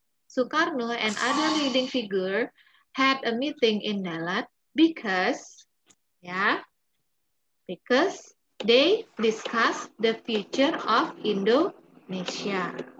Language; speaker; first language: English; non-native, fluent; Balinese